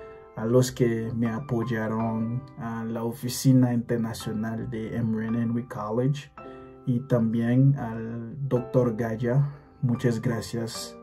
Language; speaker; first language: Spanish; non-native, fluent; Haitian Creole